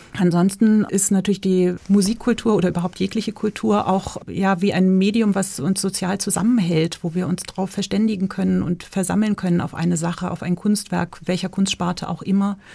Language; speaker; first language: German; native; German